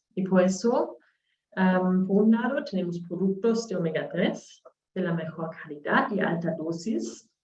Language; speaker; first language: Spanish; non-native, learner; German